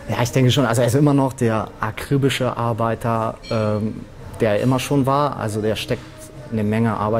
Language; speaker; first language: German; native; German